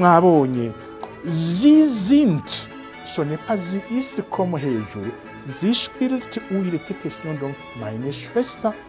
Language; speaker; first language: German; non-native, fluent; Rundi